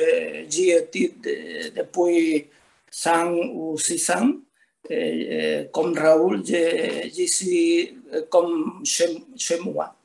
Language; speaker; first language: French; non-native, learner; Spanish